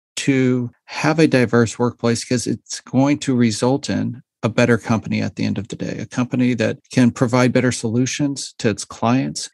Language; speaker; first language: English; native; English